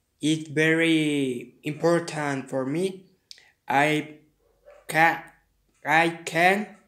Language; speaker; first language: English; non-native, learner; Spanish